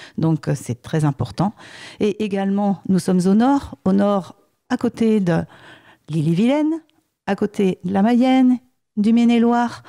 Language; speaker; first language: French; native; French